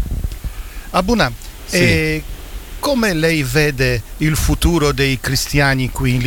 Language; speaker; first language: Italian; non-native, fluent; Polish